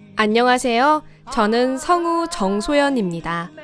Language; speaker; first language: Korean; native; Korean